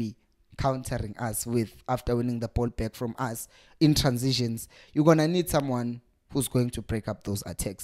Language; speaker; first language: English; non-native, local second language; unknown